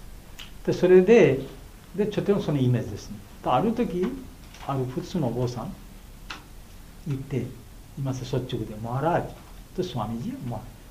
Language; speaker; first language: Japanese; non-native, fluent; Bangla